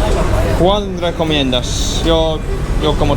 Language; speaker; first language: Spanish; non-native, learner; English